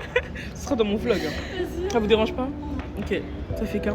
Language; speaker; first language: French; native; French